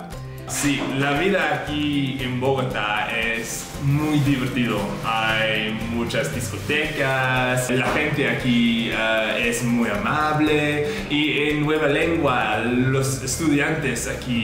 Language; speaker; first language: Spanish; non-native, learner; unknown